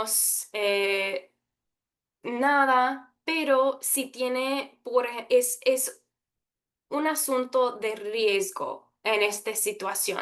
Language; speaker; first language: Spanish; early bilingual, heritage; Spanish